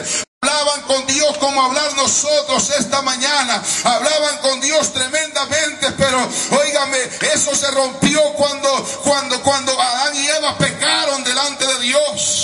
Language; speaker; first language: Spanish; native; Spanish